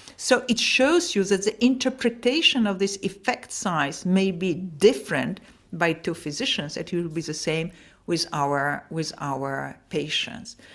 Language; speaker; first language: English; non-native, fluent; Polish